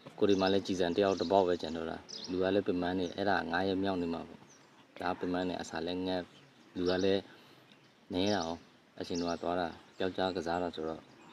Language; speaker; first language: Burmese; native; Burmese